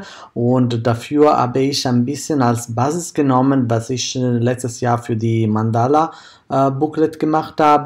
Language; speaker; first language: German; non-native, fluent; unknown